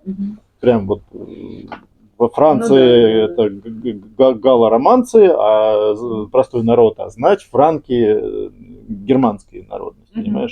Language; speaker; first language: Russian; native; Russian